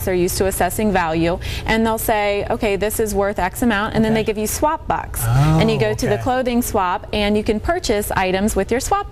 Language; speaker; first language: English; native; English